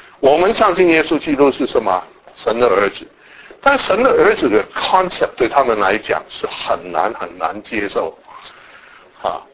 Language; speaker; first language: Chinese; non-native, local second language; Cantonese